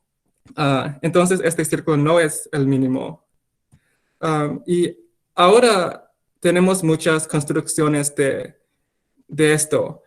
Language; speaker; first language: Spanish; non-native, fluent; English